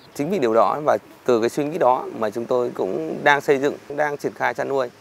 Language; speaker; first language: Vietnamese; native; Vietnamese